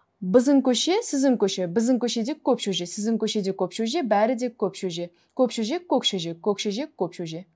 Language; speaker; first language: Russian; non-native, local second language; Kara-Kalpak